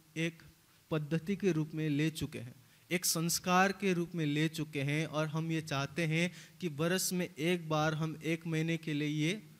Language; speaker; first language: Hindi; native; Hindi